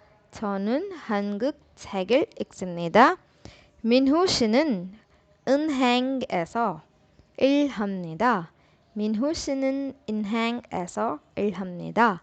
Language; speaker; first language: Korean; non-native, learner; Urdu